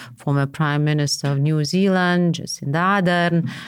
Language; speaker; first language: English; non-native, fluent; Lithuanian